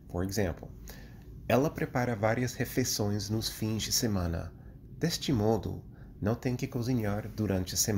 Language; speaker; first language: Portuguese; non-native, fluent; English